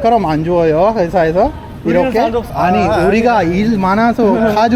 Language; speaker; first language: Korean; non-native, learner; Sinhala